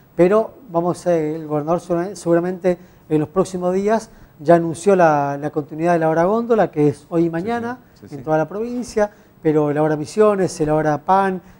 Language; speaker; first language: Spanish; native; Spanish